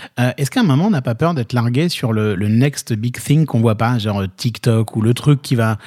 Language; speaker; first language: French; native; French